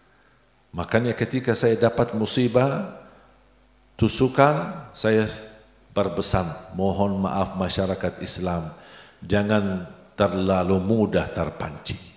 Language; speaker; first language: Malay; non-native, fluent; Arabic